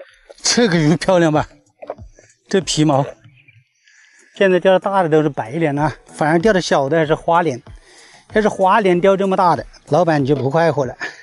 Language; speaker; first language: Chinese; native; Chinese